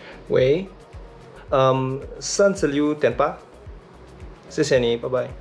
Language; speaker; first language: Chinese; non-native, learner; Malay